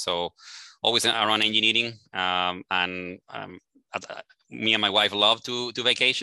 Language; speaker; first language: English; non-native, fluent; Spanish